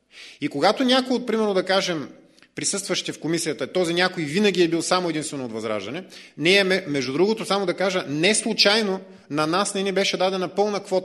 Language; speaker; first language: Bulgarian; native; Bulgarian